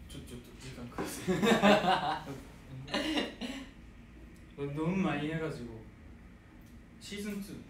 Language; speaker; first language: Korean; non-native, fluent; Japanese